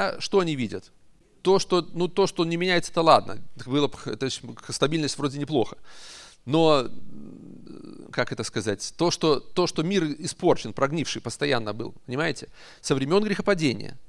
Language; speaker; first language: Russian; native; Russian